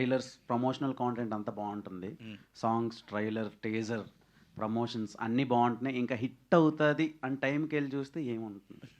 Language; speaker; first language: Telugu; native; Telugu